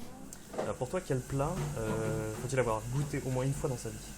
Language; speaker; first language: French; native; French